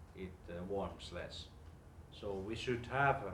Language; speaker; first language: English; non-native, fluent; Finnish